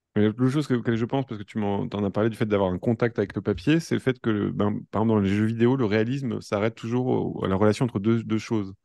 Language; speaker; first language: French; native; French